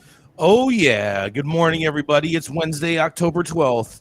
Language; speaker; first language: English; native; English